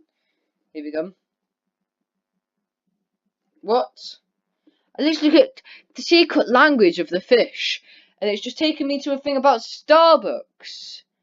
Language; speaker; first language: English; native; English